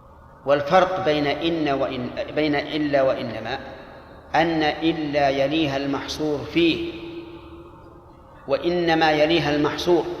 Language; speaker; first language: Arabic; native; Arabic